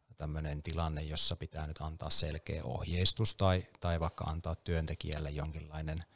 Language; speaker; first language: Finnish; native; Finnish